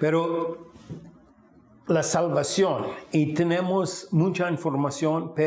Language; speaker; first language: Spanish; non-native, fluent; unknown